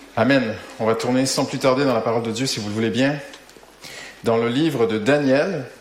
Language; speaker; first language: French; native; French